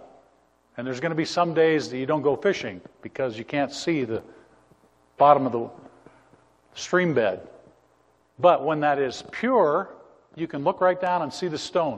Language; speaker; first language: English; native; English